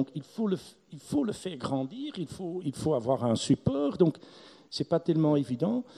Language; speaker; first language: French; non-native, local second language; Dutch